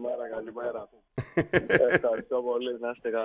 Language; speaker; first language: Greek; native; Greek